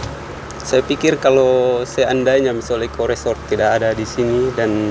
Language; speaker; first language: Indonesian; non-native, local second language; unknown